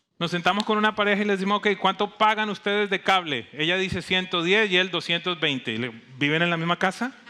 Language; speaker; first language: Spanish; native; Spanish